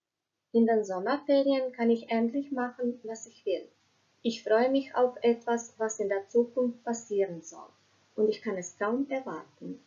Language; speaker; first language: German; non-native, fluent; Croatian